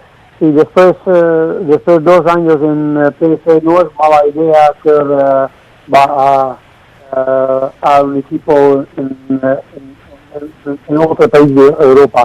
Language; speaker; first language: Spanish; non-native, fluent; Dutch